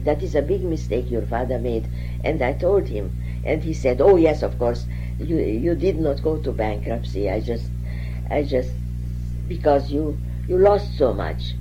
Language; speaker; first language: English; non-native, fluent; Hungarian